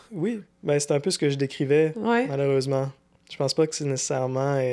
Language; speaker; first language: French; native; French